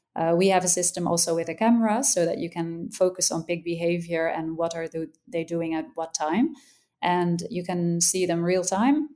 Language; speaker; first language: English; non-native, fluent; Dutch